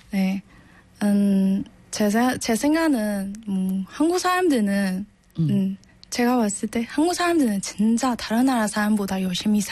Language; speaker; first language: Korean; non-native, learner; Burmese